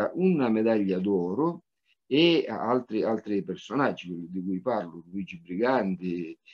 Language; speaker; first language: Italian; native; Italian